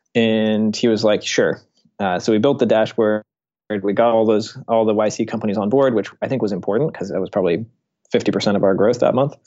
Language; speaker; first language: English; native; English